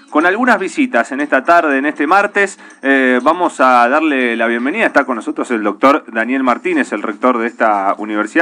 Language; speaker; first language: Spanish; native; Spanish